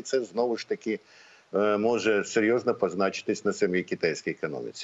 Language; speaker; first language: Ukrainian; native; Ukrainian